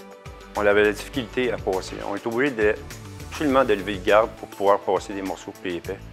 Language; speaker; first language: French; native; French